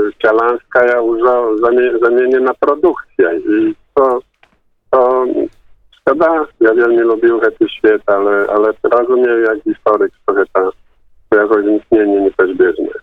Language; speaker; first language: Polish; non-native, local second language; Belarusian